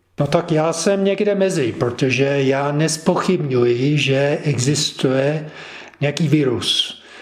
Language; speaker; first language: Czech; non-native, fluent; English